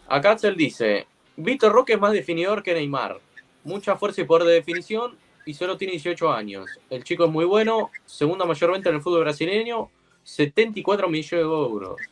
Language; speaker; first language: Spanish; native; Spanish